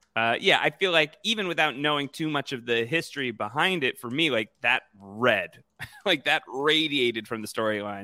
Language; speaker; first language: English; native; English